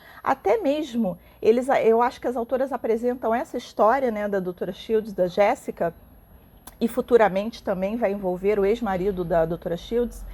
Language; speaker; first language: Portuguese; native; Portuguese